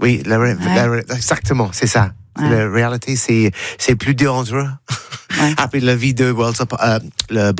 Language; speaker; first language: French; non-native, learner; English